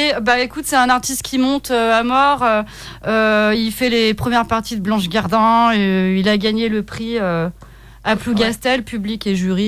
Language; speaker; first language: French; native; French